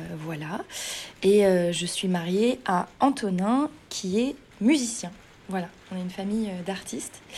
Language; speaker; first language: French; native; French